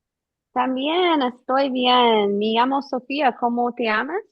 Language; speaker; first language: Spanish; non-native, learner; English